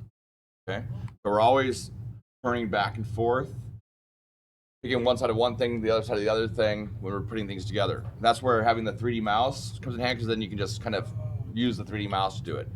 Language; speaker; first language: English; native; English